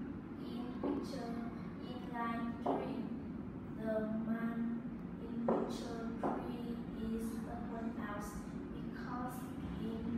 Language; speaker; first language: English; non-native, learner; Vietnamese